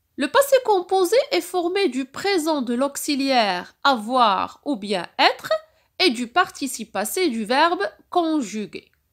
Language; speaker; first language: French; non-native, local second language; Arabic